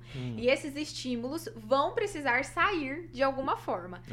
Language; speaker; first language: Portuguese; native; Portuguese